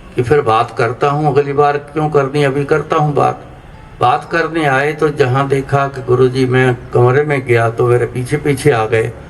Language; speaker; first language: Hindi; non-native, local second language; Punjabi